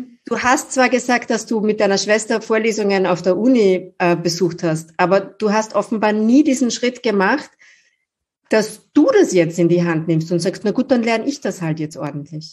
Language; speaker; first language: German; native; German